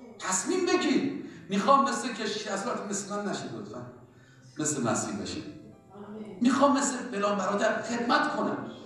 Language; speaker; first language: Persian; native; Persian